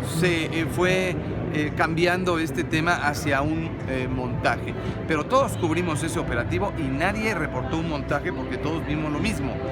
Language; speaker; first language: Spanish; native; Spanish